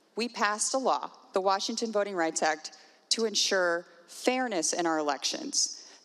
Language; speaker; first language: English; native; English